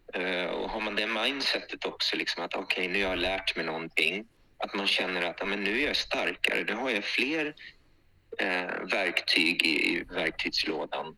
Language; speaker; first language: Swedish; early bilingual, other home language; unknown